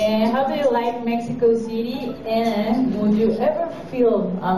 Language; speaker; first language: English; non-native, learner; Spanish